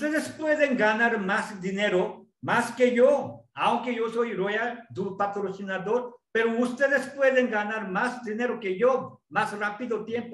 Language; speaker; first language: Spanish; non-native, learner; Korean